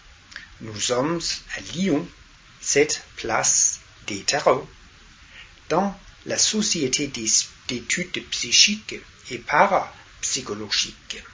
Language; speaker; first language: French; non-native, fluent; Danish